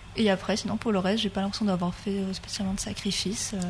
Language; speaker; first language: French; native; French